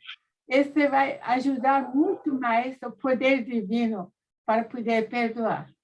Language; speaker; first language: Portuguese; non-native, fluent; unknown